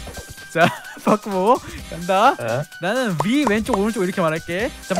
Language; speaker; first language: Korean; native; Korean